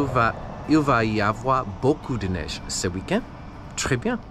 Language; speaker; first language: French; non-native, learner; English